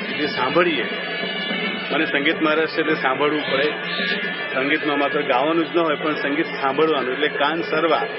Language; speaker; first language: Gujarati; native; Gujarati